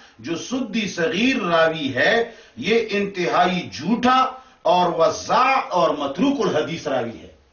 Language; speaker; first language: Urdu; non-native, local second language; Pashto